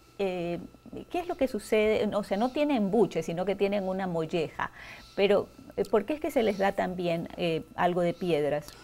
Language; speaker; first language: Spanish; native; Spanish